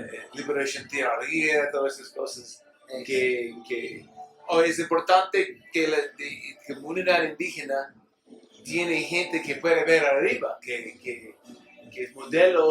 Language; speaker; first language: Spanish; non-native, learner; English